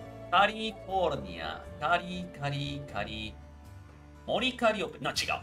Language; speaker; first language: Japanese; non-native, learner; Spanish